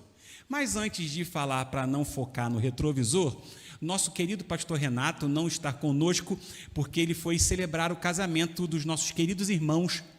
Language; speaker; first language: Portuguese; native; Portuguese